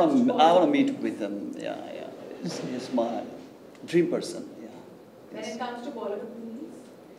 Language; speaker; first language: English; non-native, learner; Bangla